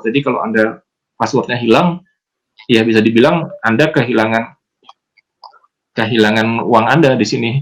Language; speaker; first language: Indonesian; native; Indonesian